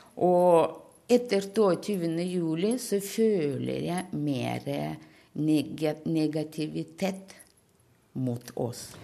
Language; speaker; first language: Norwegian; early bilingual, other home language; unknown